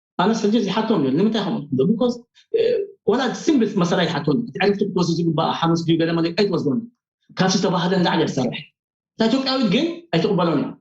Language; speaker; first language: Tigrinya; early bilingual, heritage; Tigrinya